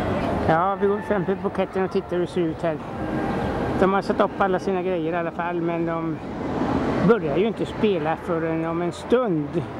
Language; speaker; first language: Swedish; native; Swedish